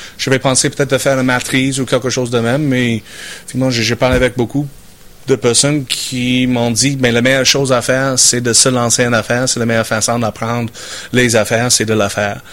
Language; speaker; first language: French; non-native, fluent; English